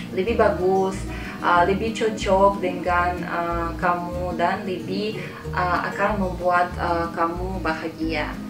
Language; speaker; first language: Indonesian; non-native, fluent; Russian